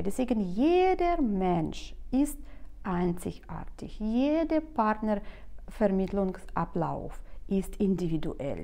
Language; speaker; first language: German; non-native, fluent; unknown